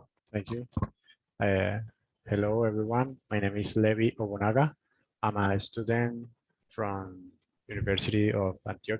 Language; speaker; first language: English; non-native, learner; Spanish